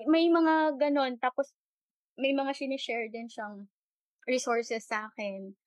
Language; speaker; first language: Filipino; non-native, local second language; Hiligaynon